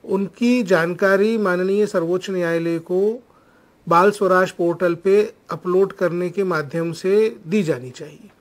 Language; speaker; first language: Hindi; native; Hindi